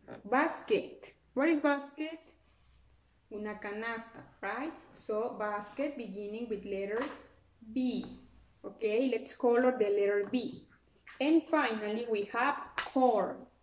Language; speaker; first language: English; non-native, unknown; Spanish